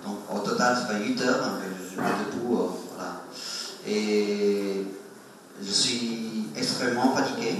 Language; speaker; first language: French; non-native, fluent; Chinese